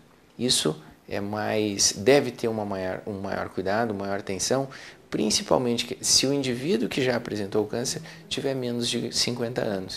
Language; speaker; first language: Portuguese; native; Portuguese